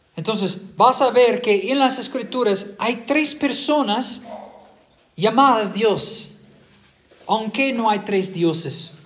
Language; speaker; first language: Spanish; non-native, fluent; English